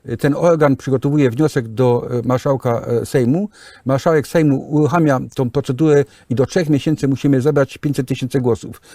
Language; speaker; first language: Polish; native; Polish